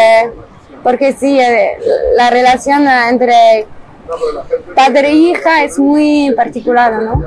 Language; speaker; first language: Spanish; non-native, fluent; French